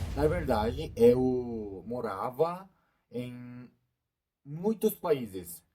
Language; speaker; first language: Portuguese; non-native, learner; Korean